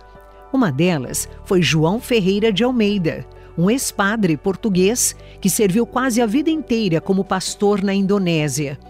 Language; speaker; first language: Portuguese; native; Portuguese